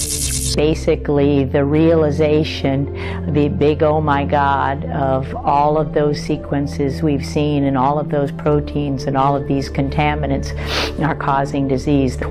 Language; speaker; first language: English; native; English